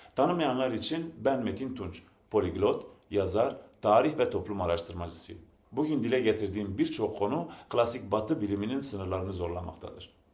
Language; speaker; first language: Turkish; non-native, local second language; Zaza